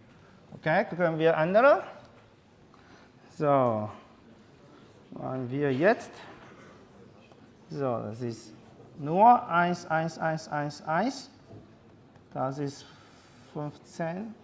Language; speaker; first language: German; non-native, learner; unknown